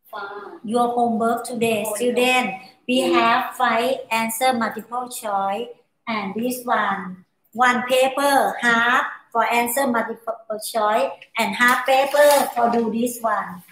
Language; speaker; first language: English; non-native, learner; Thai